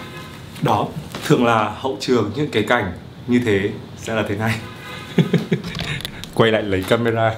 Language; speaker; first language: Vietnamese; native; Vietnamese